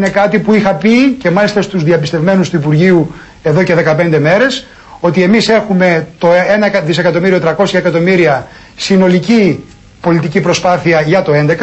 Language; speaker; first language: Greek; native; Greek